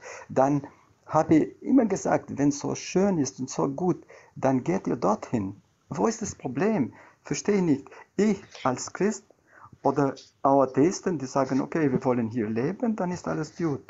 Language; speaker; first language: German; non-native, learner; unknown